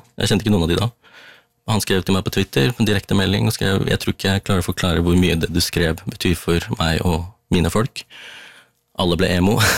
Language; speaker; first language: Norwegian; early bilingual, other home language; Tamil